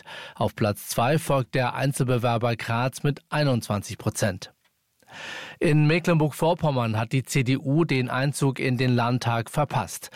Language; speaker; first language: German; native; German